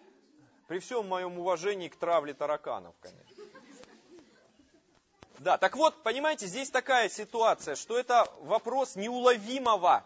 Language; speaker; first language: Russian; native; Russian